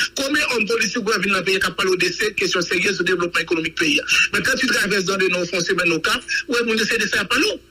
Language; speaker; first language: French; non-native, local second language; Haitian Creole